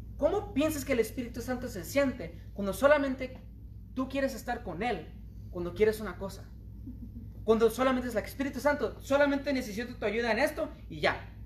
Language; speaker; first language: Spanish; early bilingual, heritage; Spanish